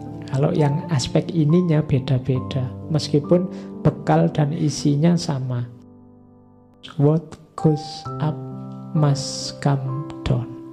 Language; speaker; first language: Indonesian; non-native, local second language; Javanese